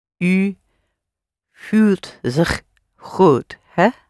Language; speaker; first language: Dutch; non-native, learner; English